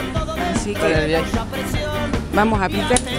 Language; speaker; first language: Spanish; native; Spanish